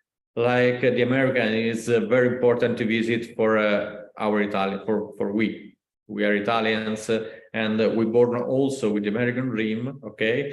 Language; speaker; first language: English; non-native, learner; Italian